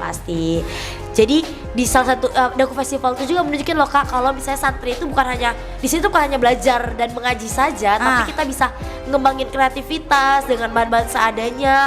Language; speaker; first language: Indonesian; native; Indonesian